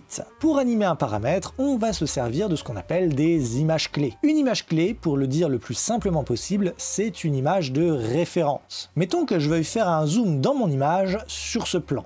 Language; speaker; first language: French; native; French